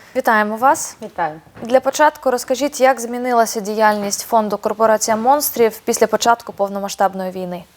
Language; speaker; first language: Ukrainian; native; Ukrainian